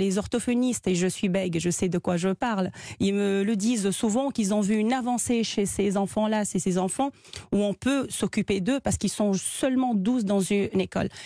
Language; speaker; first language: French; non-native, local second language; Arabic